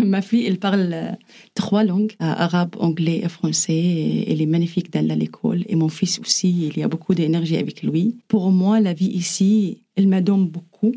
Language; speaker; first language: French; non-native, learner; Arabic